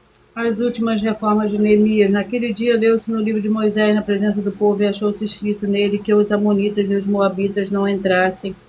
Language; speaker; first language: Portuguese; native; Portuguese